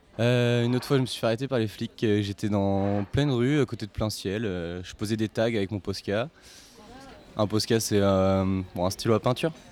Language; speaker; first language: French; native; French